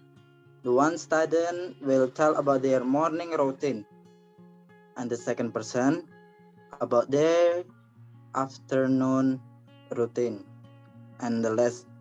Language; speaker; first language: English; non-native, learner; Indonesian